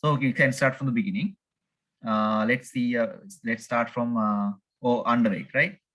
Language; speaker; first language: English; non-native, local second language; Sinhala